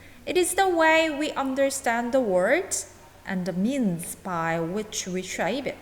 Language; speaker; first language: English; non-native, fluent; Korean